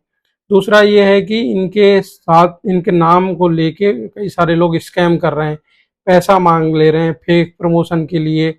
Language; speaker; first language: Hindi; native; Hindi